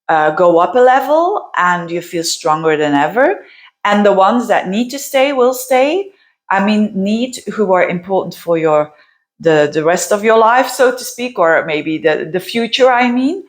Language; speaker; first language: English; non-native, fluent; Dutch